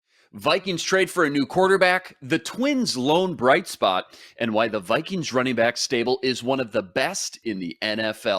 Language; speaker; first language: English; native; English